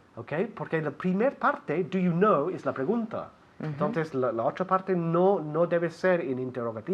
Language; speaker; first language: Spanish; non-native, fluent; English